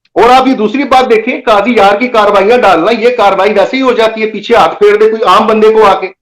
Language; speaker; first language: Urdu; non-native, local second language; Punjabi